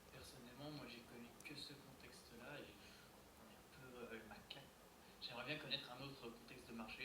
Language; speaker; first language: French; native; French